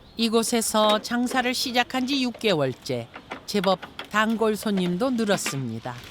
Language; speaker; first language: Korean; native; Korean